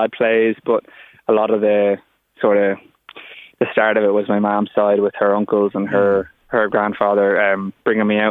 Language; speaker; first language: English; native; English